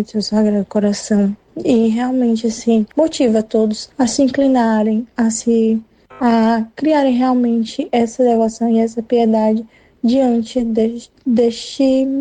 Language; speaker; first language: Portuguese; native; Portuguese